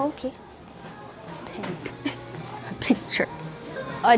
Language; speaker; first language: Korean; non-native, learner; Filipino